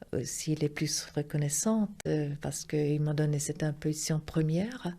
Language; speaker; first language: French; non-native, fluent; German